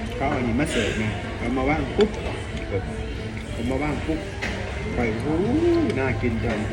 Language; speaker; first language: Thai; native; Thai